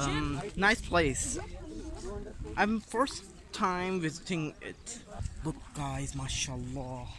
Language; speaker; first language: English; non-native, local second language; Urdu